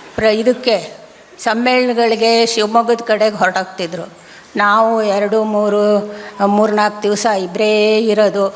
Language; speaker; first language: Kannada; native; Kannada